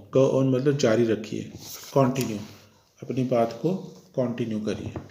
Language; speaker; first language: Hindi; native; Hindi